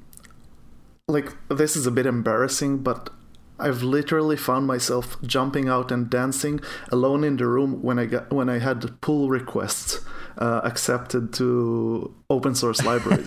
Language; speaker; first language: English; non-native, fluent; Hebrew